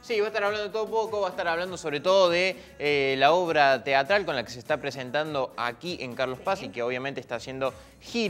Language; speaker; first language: Spanish; native; Spanish